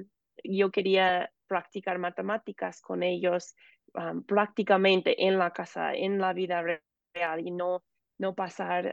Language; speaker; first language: Spanish; non-native, fluent; English